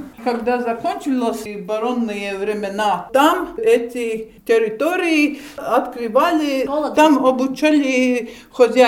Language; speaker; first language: Russian; non-native, local second language; Latvian